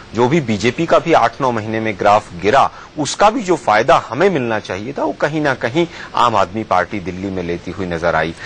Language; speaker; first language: Hindi; native; Hindi